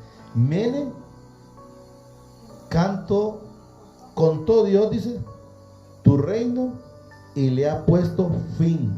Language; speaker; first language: Spanish; native; Spanish